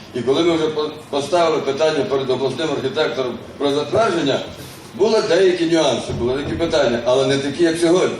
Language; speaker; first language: Ukrainian; native; Ukrainian